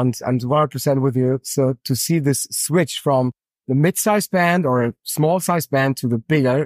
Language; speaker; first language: English; non-native, fluent; German